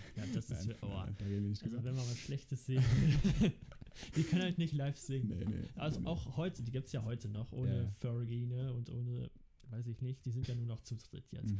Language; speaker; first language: German; early bilingual, other home language; Dutch